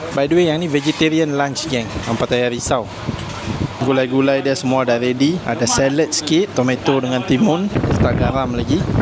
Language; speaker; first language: Malay; native; Malay